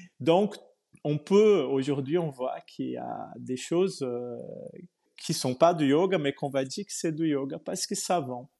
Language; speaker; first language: French; non-native, fluent; Portuguese